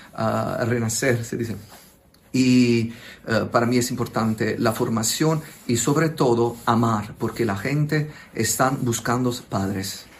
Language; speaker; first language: Spanish; non-native, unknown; Italian